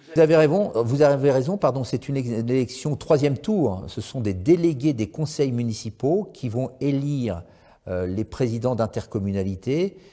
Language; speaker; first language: French; native; French